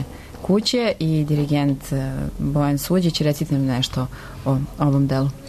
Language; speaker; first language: Serbian; native; Serbian